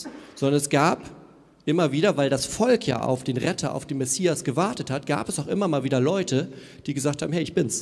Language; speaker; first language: German; native; German